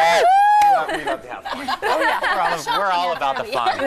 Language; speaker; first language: English; native; English